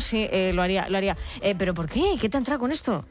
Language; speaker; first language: Spanish; native; Spanish